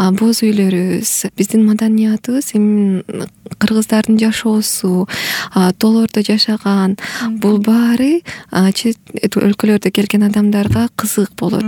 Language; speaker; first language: Kyrgyz; non-native, local second language; Russian